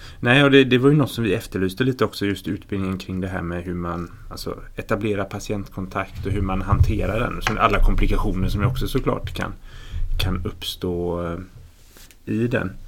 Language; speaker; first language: Swedish; native; Swedish